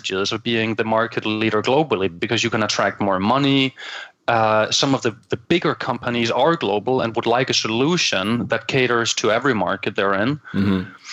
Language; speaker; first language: English; non-native, fluent; Danish